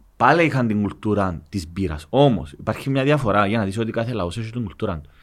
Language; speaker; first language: Greek; native; Greek